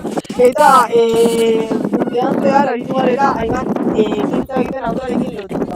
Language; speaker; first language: Basque; native; Basque